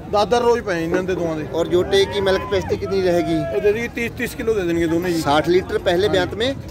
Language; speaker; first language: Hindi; non-native, local second language; Punjabi